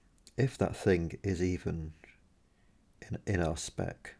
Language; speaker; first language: English; native; English